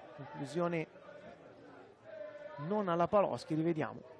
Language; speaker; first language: Italian; native; Italian